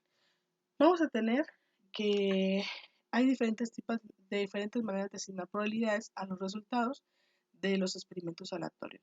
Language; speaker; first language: Spanish; native; Spanish